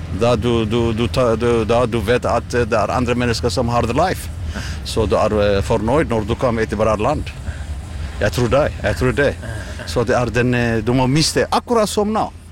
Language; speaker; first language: Norwegian; non-native, learner; Tigrinya